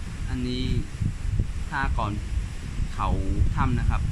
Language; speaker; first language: Thai; non-native, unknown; Vietnamese